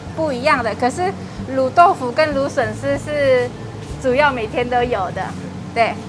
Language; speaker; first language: Chinese; non-native, fluent; Vietnamese